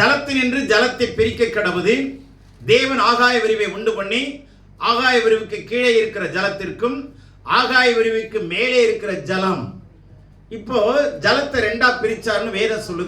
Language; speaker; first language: Tamil; native; Tamil